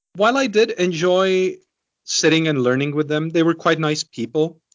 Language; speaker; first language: English; non-native, fluent; Estonian